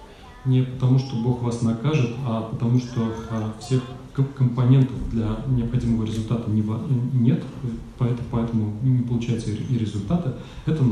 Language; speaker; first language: Russian; native; Russian